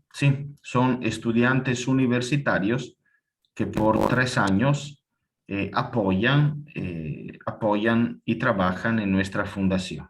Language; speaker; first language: Spanish; non-native, fluent; Italian